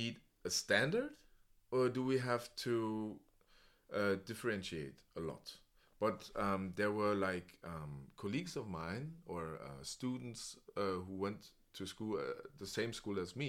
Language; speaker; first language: English; non-native, fluent; German